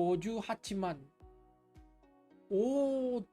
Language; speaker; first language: Japanese; non-native, learner; English